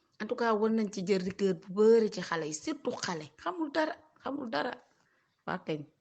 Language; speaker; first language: Wolof; native; Wolof